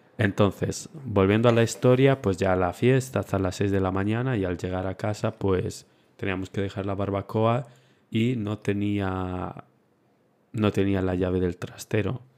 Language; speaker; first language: Spanish; early bilingual, other home language; Romanian